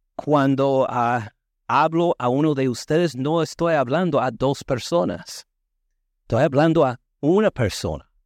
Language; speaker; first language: Spanish; non-native, fluent; English